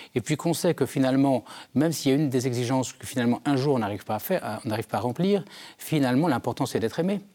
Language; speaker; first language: French; native; French